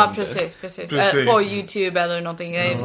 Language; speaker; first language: Swedish; non-native, learner; English